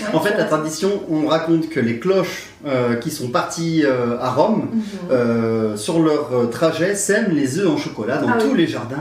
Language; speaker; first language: French; native; French